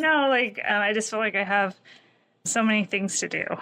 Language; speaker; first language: English; native; English